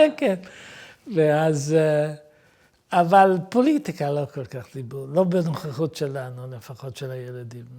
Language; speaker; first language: Hebrew; non-native, fluent; Italian